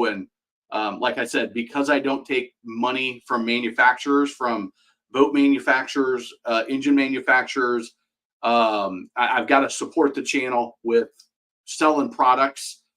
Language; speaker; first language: English; native; English